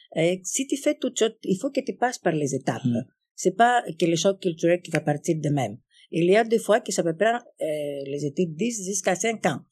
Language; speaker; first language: French; non-native, fluent; Greek